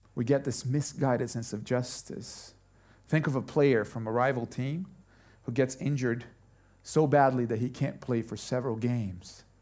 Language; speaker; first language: English; early bilingual, other home language; German